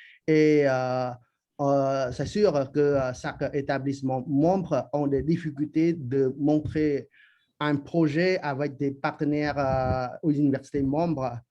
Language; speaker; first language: French; non-native, learner; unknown